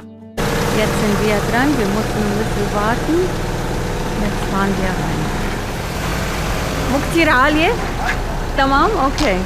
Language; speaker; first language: German; non-native, fluent; Arabic